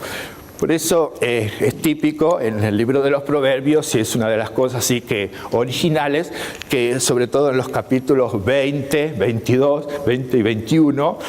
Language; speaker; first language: Spanish; native; Spanish